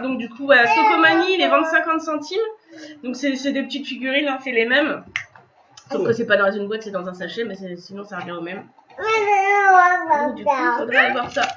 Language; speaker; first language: French; native; French